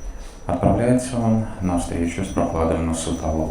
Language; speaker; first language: Russian; native; Russian